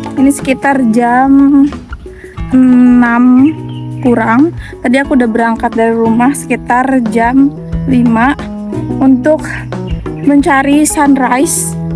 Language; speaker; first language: Indonesian; native; Indonesian